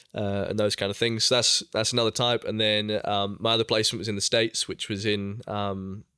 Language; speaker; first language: English; native; English